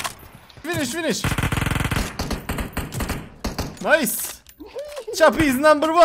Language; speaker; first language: English; non-native, learner; Turkish